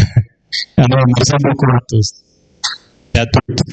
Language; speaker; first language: French; non-native, fluent; Italian